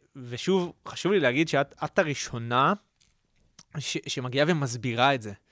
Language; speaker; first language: Hebrew; native; Hebrew